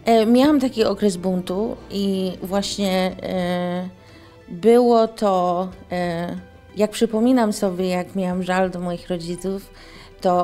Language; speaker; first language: Polish; early bilingual, heritage; English